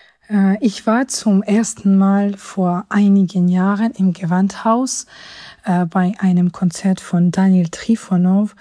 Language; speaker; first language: German; non-native, fluent; Georgian